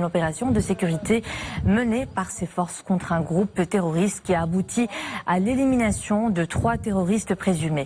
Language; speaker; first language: French; non-native, local second language; Arabic